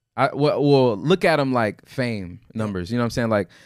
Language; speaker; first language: English; native; English